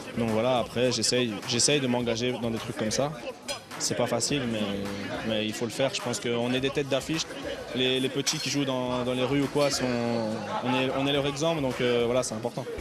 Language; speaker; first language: French; native; French